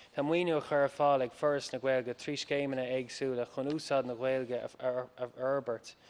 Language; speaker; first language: Irish; non-native, local second language; English